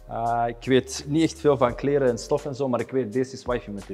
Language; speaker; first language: Dutch; native; Dutch